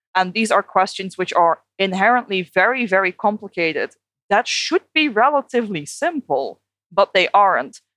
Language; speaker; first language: English; non-native, fluent; Dutch